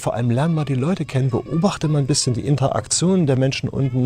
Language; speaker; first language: German; native; German